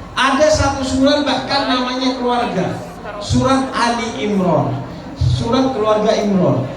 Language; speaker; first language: Indonesian; non-native, local second language; Madurese